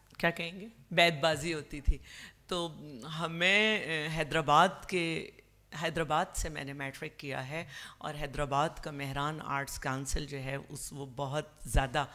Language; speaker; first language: Urdu; native; Urdu